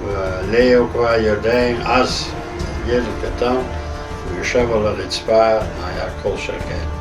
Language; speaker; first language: Hebrew; non-native, fluent; Dutch